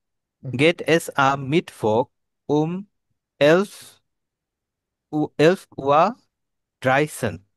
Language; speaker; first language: German; non-native, learner; Bangla